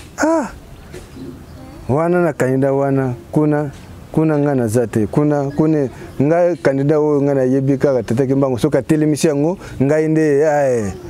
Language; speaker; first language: Lingala; non-native, local second language; Kongo